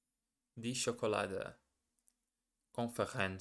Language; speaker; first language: German; non-native, learner; Portuguese